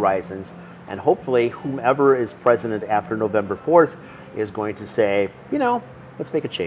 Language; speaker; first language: English; native; English